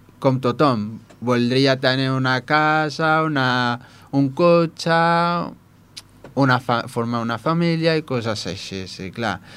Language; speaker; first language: Catalan; non-native, fluent; Riffian